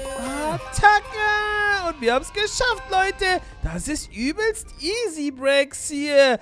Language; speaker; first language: German; native; German